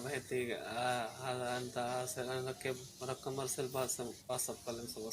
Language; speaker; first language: Arabic; non-native, learner; Oromo